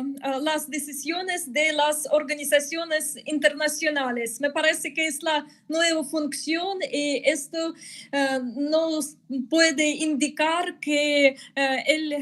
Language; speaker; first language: Spanish; non-native, fluent; Russian